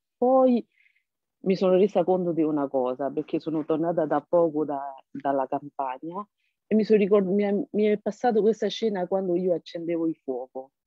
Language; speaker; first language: Italian; non-native, fluent; Burmese